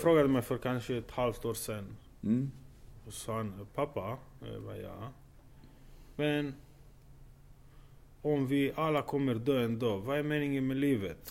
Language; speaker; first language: Swedish; non-native, fluent; Romanian